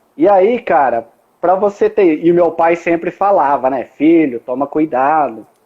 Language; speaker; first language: Portuguese; native; Portuguese